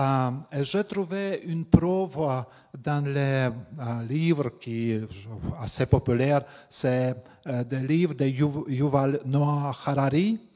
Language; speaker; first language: French; non-native, fluent; Latvian